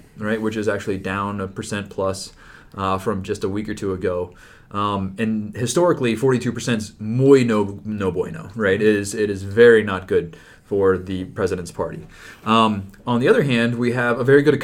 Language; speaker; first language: English; native; English